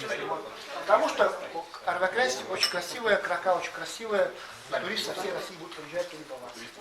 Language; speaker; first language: Russian; non-native, local second language; Bashkir